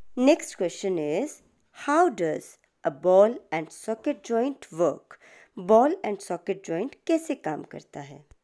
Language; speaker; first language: Hindi; native; Hindi